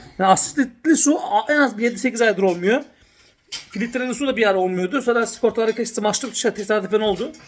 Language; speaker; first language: Turkish; early bilingual, heritage; Turkish